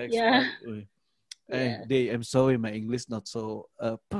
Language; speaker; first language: English; non-native, learner; Indonesian